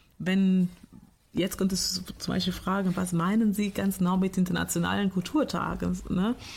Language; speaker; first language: German; non-native, fluent; Portuguese